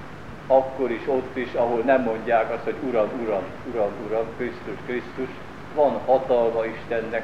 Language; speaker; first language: Hungarian; native; Hungarian